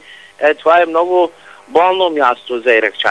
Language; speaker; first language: Bulgarian; non-native, fluent; Arabic